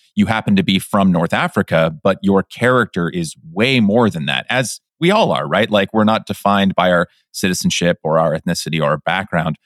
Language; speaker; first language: English; native; English